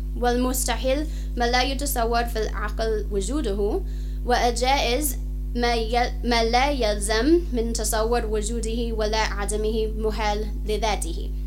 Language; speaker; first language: Arabic; non-native, fluent; English